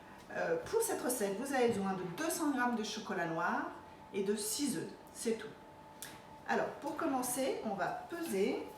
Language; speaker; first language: French; native; French